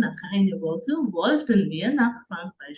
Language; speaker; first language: German; non-native, fluent; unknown